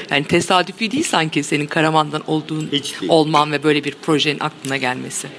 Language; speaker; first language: Turkish; native; Turkish